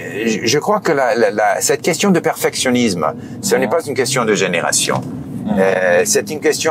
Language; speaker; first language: French; non-native, fluent; English